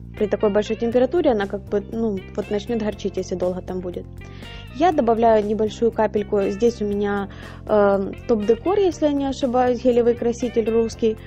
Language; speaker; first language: Russian; native; Russian